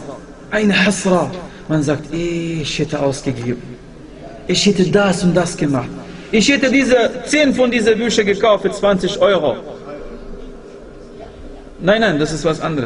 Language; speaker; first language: German; non-native, fluent; Arabic